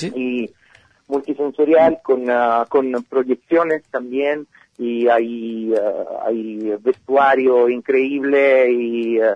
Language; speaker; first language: Spanish; non-native, fluent; Italian